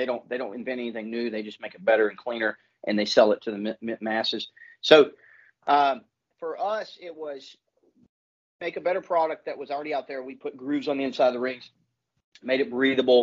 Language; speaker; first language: English; native; English